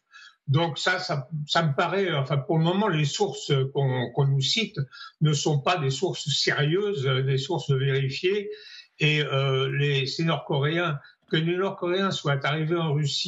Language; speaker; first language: French; native; French